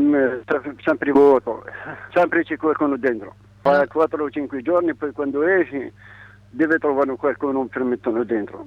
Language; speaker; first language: Italian; non-native, learner; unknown